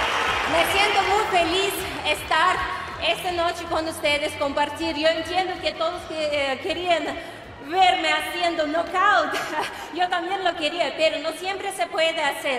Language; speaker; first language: Spanish; non-native, fluent; Russian